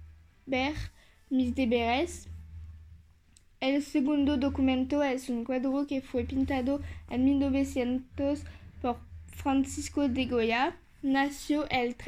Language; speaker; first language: Spanish; non-native, learner; French